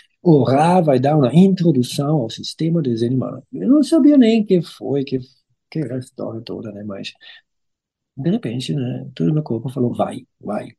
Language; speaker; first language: Portuguese; non-native, fluent; German